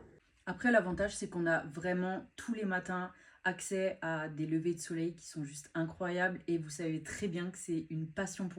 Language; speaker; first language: French; native; French